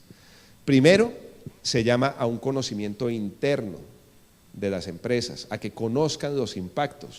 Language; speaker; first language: Spanish; native; Spanish